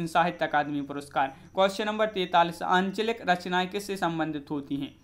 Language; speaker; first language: Hindi; native; Hindi